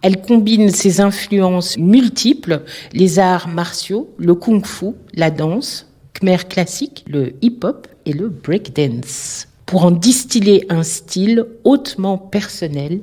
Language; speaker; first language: French; native; French